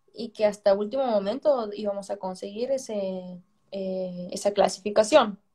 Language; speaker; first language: Spanish; native; Spanish